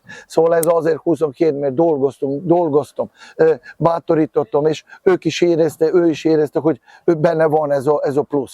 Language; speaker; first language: Hungarian; non-native, fluent; Serbian